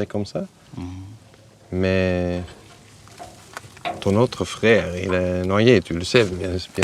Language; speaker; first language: French; non-native, fluent; Dutch